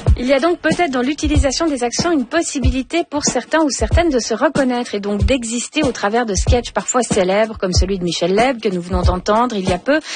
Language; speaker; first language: French; native; French